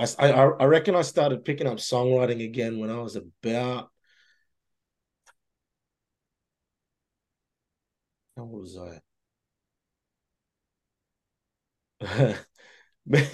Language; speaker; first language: English; native; English